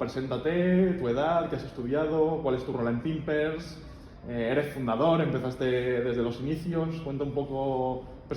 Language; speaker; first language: Spanish; native; Spanish